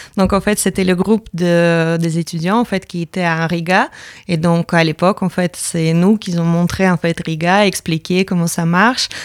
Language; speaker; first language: French; non-native, fluent; Latvian